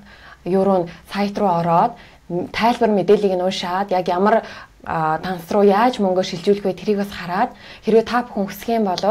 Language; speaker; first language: Mongolian; native; Mongolian